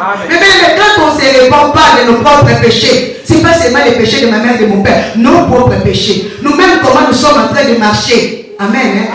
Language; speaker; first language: French; non-native, local second language; Lingala